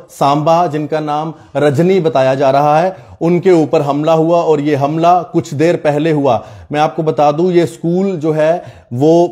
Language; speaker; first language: Hindi; native; Hindi